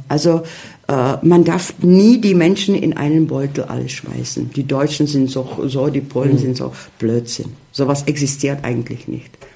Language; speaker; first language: German; non-native, fluent; Czech